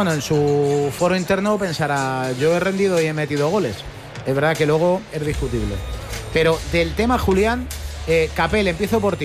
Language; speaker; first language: Spanish; native; Spanish